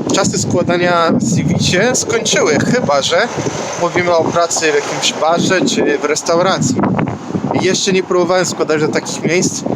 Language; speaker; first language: Polish; native; Polish